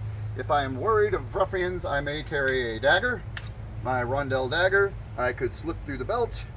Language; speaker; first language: English; native; English